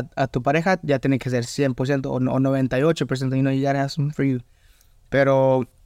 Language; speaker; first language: Spanish; early bilingual, heritage; Spanish